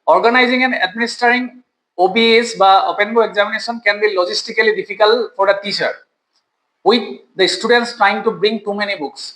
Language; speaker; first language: English; non-native, local second language; Assamese